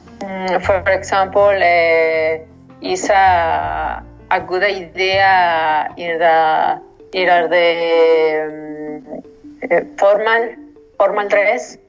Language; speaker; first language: English; non-native, learner; Spanish